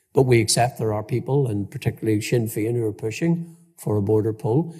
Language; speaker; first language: English; native; English